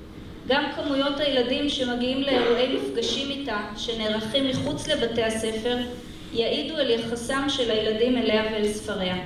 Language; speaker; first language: Hebrew; native; Hebrew